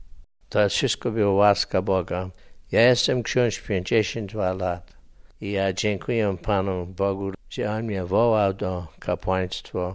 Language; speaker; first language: Polish; early bilingual, heritage; English